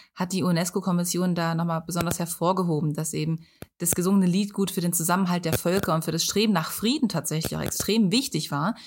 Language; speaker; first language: German; native; German